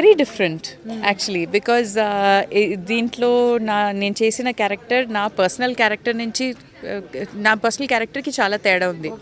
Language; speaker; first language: Telugu; non-native, local second language; Malayalam